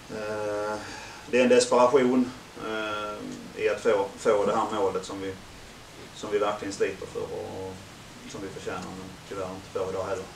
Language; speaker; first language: Swedish; native; Swedish